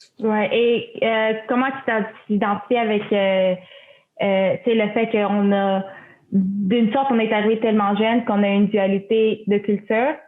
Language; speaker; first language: French; early bilingual, other home language; Spanish